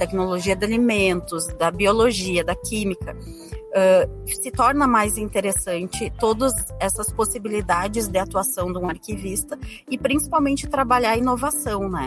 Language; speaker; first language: Portuguese; native; Portuguese